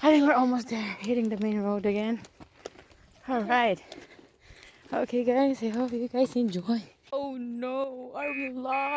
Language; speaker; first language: English; non-native, local second language; Filipino